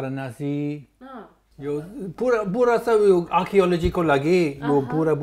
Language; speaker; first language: Nepali; non-native, learner; English